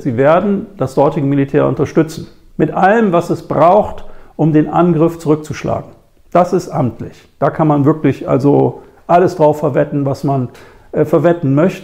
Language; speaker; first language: German; native; German